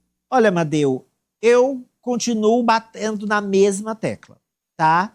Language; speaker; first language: Portuguese; native; Portuguese